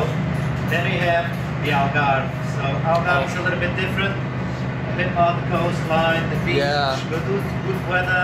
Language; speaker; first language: English; non-native, fluent; Portuguese